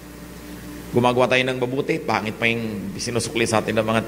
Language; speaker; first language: Filipino; native; Filipino